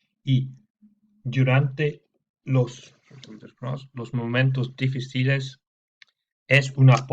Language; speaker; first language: Spanish; non-native, fluent; English